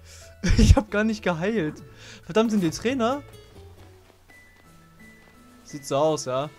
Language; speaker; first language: German; native; German